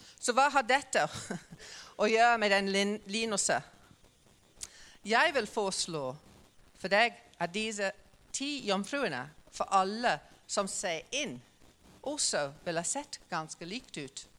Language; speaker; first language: Norwegian; non-native, fluent; English